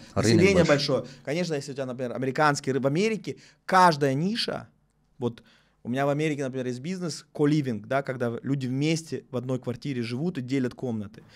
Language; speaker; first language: Russian; native; Russian